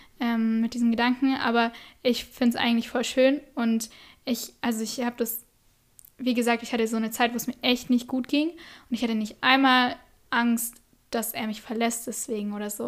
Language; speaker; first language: German; native; German